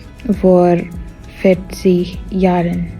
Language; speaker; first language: German; non-native, learner; Amharic